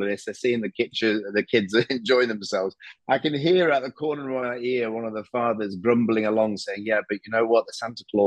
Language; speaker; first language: English; native; English